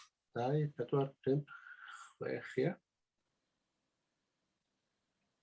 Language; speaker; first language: Welsh; native; Welsh